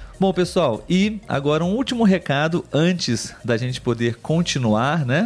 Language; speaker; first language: Portuguese; native; Portuguese